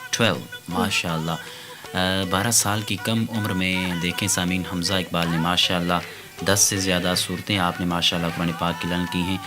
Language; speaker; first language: Urdu; native; Urdu